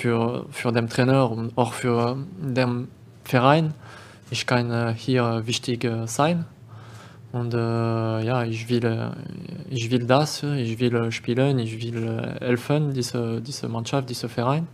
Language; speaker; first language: German; non-native, learner; French